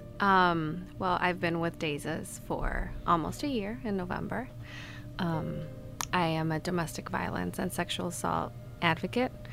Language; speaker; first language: English; early bilingual, other home language; Spanish